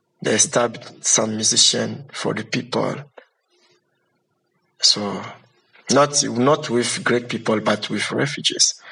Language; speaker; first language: English; non-native, learner; Lingala